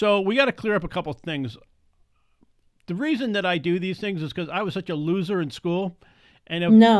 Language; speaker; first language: English; native; English